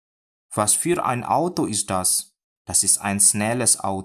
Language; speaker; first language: German; non-native, fluent; Indonesian